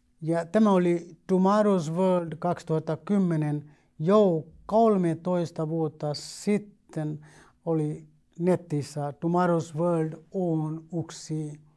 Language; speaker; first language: Finnish; non-native, fluent; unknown